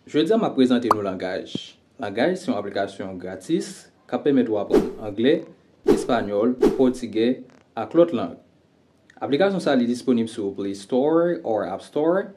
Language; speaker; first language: French; non-native, local second language; Haitian Creole